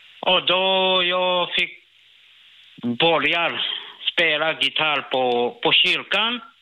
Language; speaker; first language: Swedish; non-native, learner; Burmese